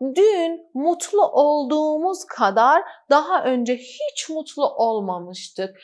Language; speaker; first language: Turkish; non-native, fluent; Persian